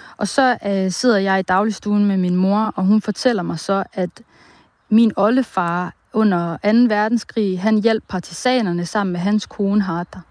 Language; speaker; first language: Danish; early bilingual, other home language; Bosnian